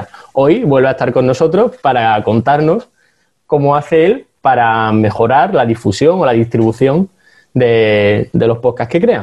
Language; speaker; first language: Spanish; native; Spanish